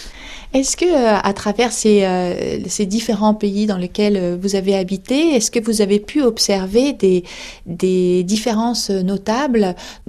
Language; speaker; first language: French; native; French